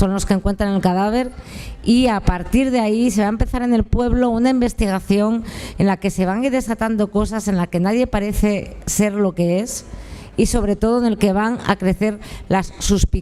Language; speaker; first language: Spanish; native; Spanish